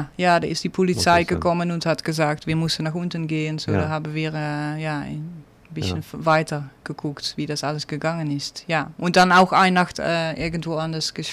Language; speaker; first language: German; non-native, learner; Dutch